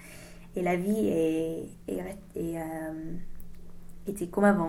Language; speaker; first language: French; non-native, learner; English